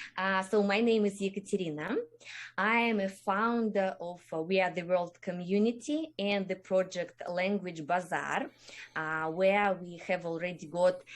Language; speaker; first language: English; non-native, fluent; Russian